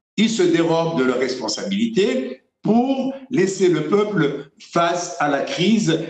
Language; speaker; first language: French; non-native, local second language; Arabic